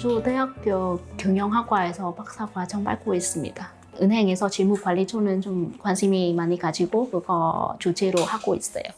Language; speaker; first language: Korean; non-native, fluent; Vietnamese